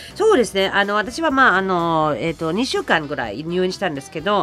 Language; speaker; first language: Japanese; non-native, fluent; German